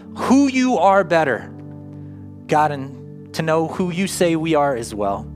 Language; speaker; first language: English; native; English